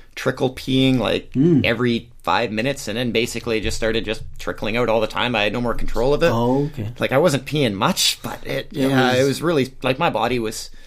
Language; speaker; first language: English; native; English